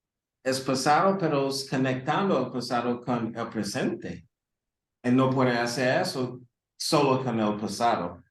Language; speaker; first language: Spanish; non-native, learner; English